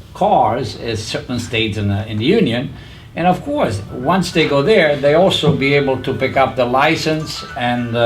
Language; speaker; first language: English; non-native, fluent; Italian